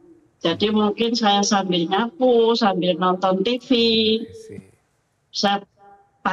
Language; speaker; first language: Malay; non-native, local second language; Javanese